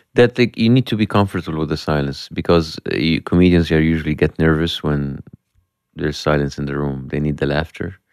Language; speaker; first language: English; non-native, fluent; Arabic